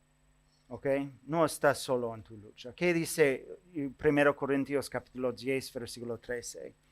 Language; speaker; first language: Spanish; non-native, fluent; English